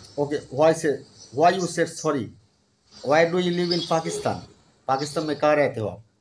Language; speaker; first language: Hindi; non-native, learner; Bangla